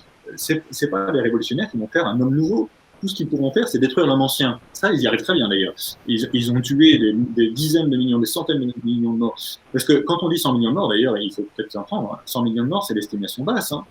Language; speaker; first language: French; native; French